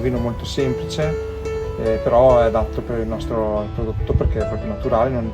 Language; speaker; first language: Italian; native; Italian